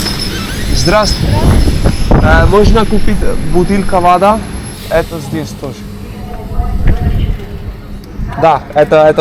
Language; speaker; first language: Russian; non-native, learner; Spanish